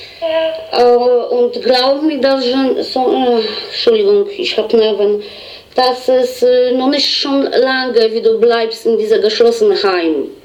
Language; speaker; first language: German; non-native, learner; Polish